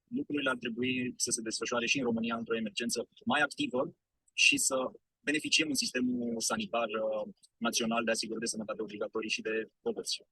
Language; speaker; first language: Romanian; native; Romanian